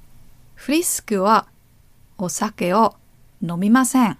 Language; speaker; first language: Japanese; non-native, learner; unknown